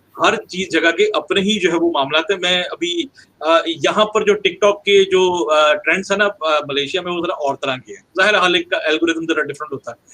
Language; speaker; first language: Urdu; native; Urdu